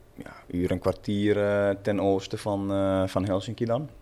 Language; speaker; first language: Dutch; non-native, fluent; Swedish